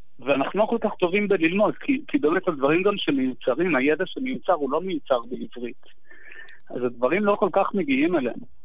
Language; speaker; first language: Hebrew; native; Hebrew